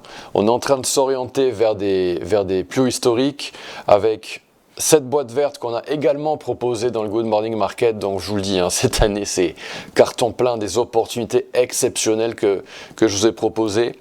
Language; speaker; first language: French; native; French